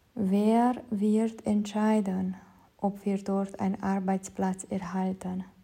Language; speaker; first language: German; non-native, fluent; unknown